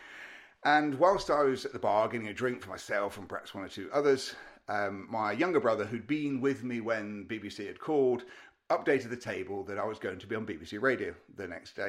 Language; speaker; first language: English; native; English